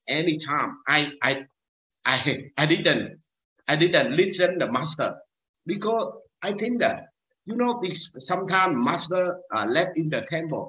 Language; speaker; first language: English; non-native, learner; Vietnamese